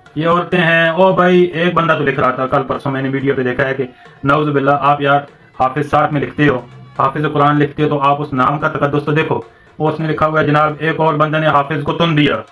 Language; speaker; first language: Urdu; non-native, local second language; Northern Hindko